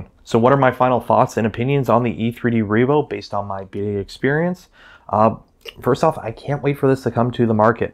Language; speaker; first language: English; native; English